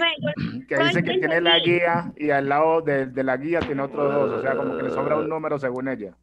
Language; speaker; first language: Spanish; native; Spanish